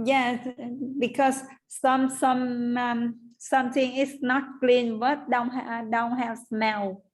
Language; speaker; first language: English; non-native, learner; Vietnamese